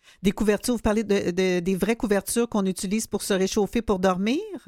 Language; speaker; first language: French; native; French